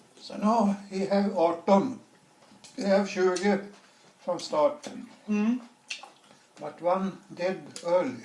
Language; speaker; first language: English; non-native, learner; Swedish